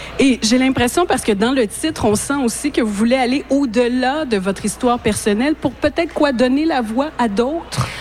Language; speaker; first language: French; native; French